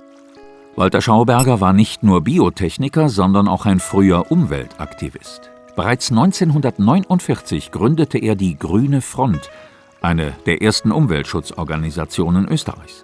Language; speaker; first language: German; native; German